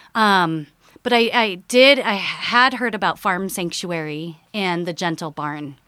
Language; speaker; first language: English; early bilingual, other home language; Dutch